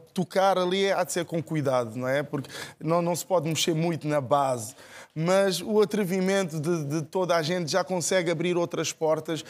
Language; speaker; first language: Portuguese; non-native, local second language; Kabuverdianu